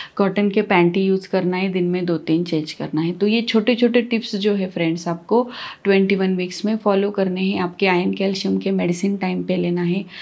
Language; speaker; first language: Hindi; non-native, local second language; Marathi